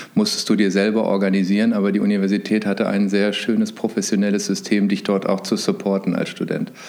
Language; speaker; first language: German; native; German